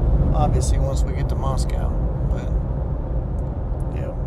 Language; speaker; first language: English; native; English